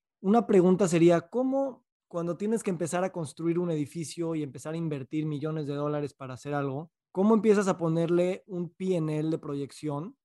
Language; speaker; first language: Spanish; native; Spanish